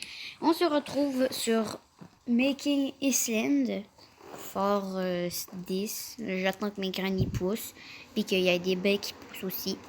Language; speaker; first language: French; native; French